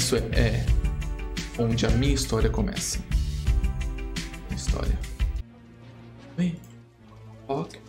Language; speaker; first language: Portuguese; native; Portuguese